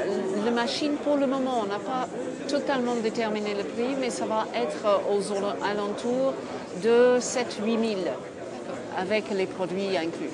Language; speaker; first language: French; non-native, fluent; English